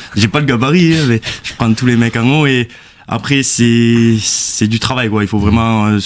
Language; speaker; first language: French; native; French